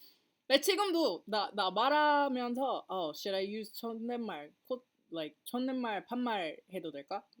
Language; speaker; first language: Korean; non-native, learner; English